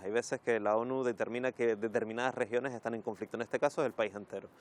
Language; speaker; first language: Spanish; native; Spanish